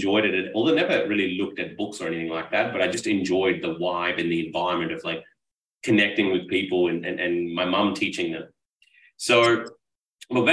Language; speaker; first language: English; non-native, local second language; Urdu